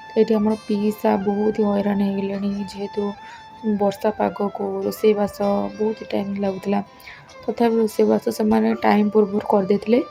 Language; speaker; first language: Odia; native; Odia